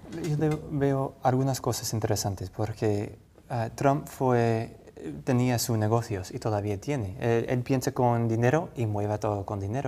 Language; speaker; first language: Spanish; non-native, fluent; English